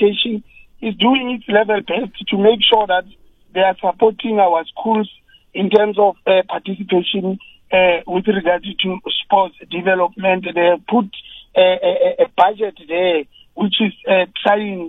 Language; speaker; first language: English; non-native, local second language; Tswana